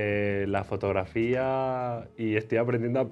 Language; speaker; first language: Spanish; native; Spanish